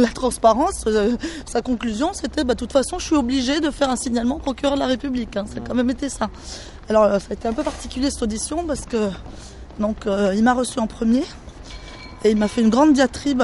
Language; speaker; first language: French; native; French